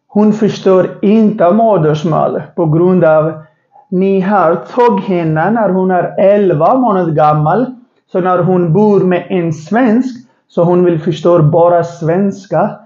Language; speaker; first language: Swedish; non-native, learner; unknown